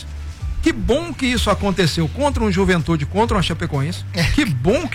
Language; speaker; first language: Portuguese; native; Portuguese